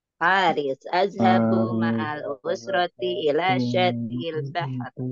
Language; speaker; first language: Arabic; non-native, learner; Indonesian